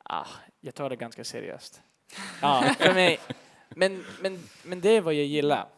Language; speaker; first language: Swedish; early bilingual, heritage; English